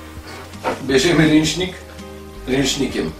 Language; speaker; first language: Polish; non-native, fluent; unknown